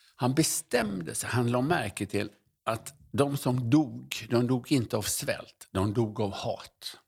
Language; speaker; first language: Swedish; native; Swedish